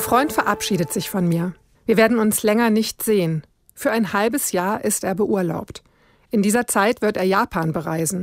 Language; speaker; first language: German; native; German